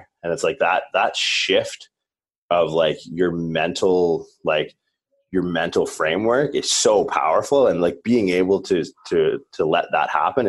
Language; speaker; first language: English; native; English